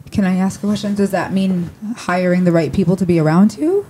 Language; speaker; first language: English; native; English